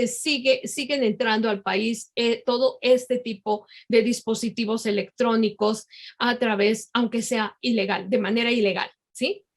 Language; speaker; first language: Spanish; native; Spanish